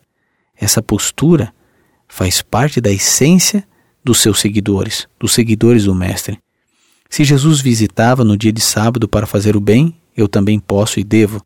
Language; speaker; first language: Portuguese; native; Portuguese